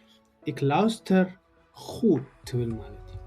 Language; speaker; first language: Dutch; non-native, learner; Tigrinya